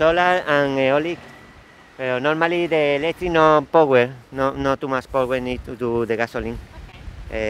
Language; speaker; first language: English; non-native, learner; Spanish